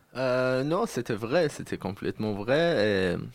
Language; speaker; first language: French; non-native, fluent; Persian